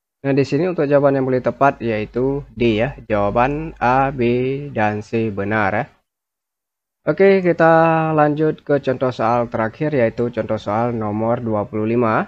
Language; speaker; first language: Indonesian; native; Indonesian